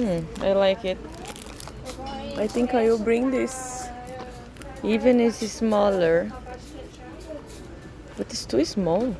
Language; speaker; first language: English; non-native, learner; Portuguese